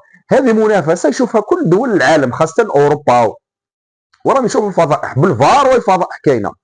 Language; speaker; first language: Arabic; native; Arabic